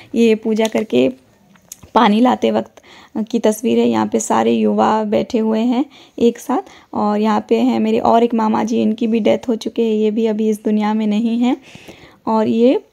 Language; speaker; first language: Hindi; non-native, local second language; Odia